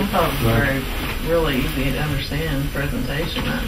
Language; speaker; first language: English; native; English